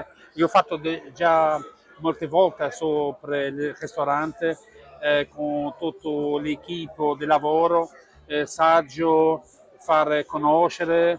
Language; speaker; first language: Italian; non-native, learner; Portuguese